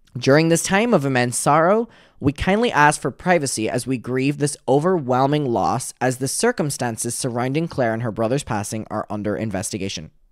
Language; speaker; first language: English; native; English